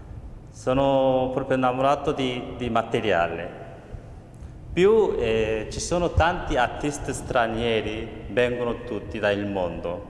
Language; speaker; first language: Italian; non-native, learner; Korean